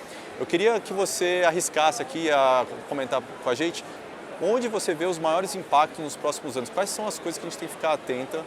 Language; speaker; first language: Portuguese; native; Portuguese